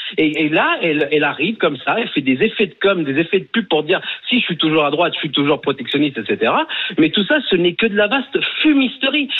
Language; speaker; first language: French; early bilingual, other home language; Italian